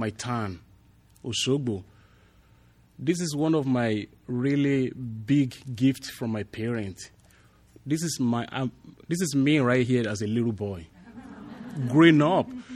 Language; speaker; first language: English; non-native, local second language; Yoruba